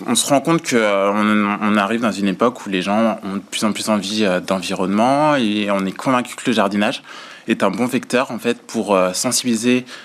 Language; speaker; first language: French; native; French